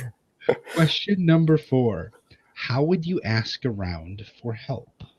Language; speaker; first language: English; native; English